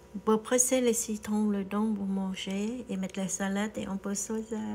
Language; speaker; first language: French; non-native, learner; Vietnamese